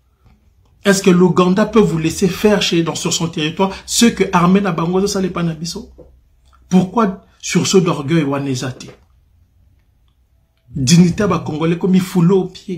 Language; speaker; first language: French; non-native, local second language; Lingala